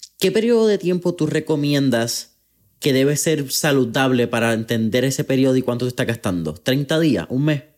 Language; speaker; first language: Spanish; native; Spanish